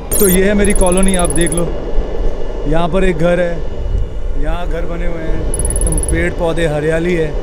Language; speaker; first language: Hindi; native; Hindi